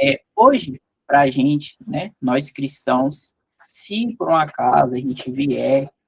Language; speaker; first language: Portuguese; native; Portuguese